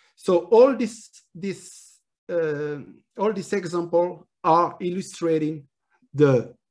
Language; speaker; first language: English; non-native, fluent; French